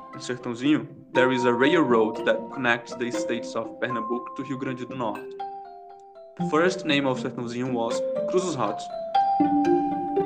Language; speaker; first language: English; non-native, fluent; Portuguese